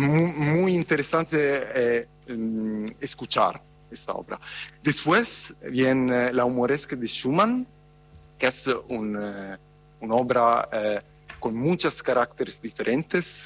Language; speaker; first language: Spanish; non-native, fluent; Italian